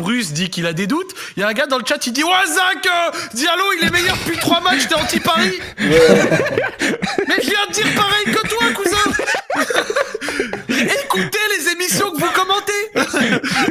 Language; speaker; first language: French; native; French